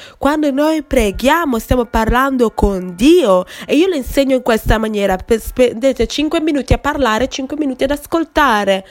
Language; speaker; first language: Italian; non-native, fluent; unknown